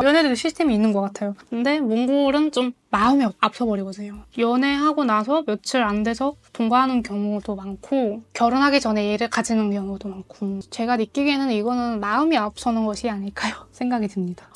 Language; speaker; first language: Korean; non-native, fluent; Mongolian